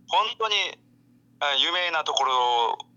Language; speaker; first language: Japanese; non-native, learner; Korean